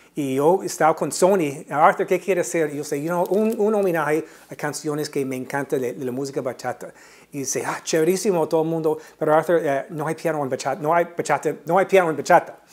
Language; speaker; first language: Spanish; non-native, fluent; English